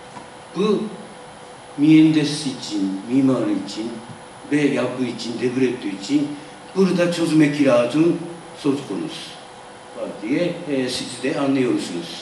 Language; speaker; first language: Turkish; non-native, learner; Japanese